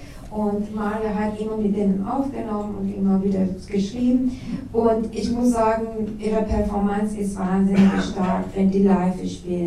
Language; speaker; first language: German; non-native, learner; Persian